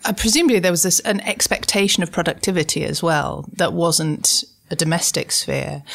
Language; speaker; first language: English; native; English